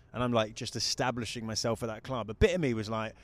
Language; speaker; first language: English; native; English